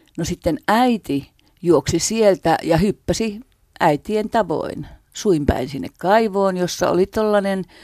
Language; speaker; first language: Finnish; native; Finnish